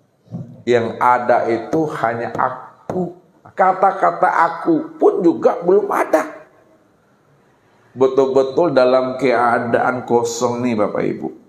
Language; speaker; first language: Indonesian; native; Indonesian